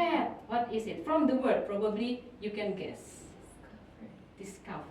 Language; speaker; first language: English; non-native, fluent; Indonesian